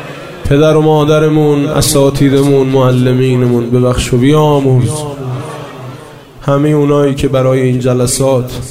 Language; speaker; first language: Persian; native; Persian